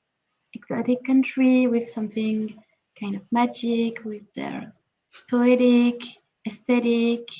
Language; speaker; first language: English; non-native, learner; French